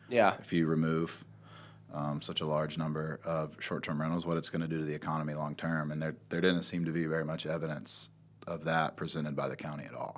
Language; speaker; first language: English; native; English